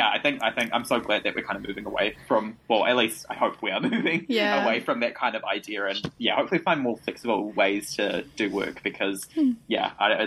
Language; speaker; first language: English; native; English